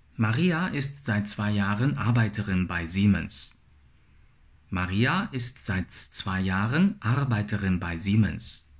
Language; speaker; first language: German; non-native, fluent; Chinese